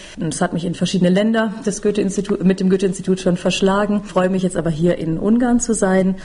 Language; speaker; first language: German; native; German